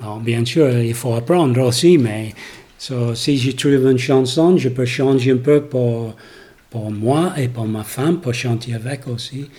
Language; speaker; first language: French; non-native, learner; English